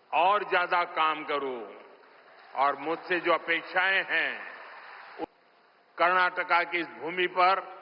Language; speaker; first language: Hindi; non-native, local second language; Gujarati